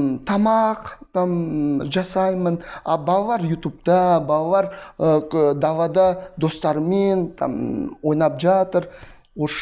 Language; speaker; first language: Kazakh; non-native, fluent; Russian